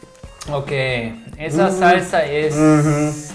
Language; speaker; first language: Spanish; non-native, fluent; German